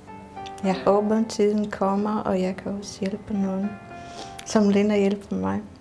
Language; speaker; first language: Danish; non-native, learner; Russian